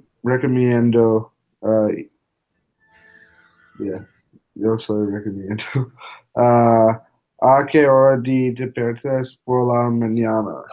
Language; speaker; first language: Spanish; non-native, learner; English